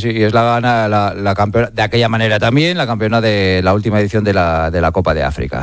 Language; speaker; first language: Spanish; native; Spanish